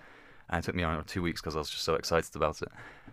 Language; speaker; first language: English; native; English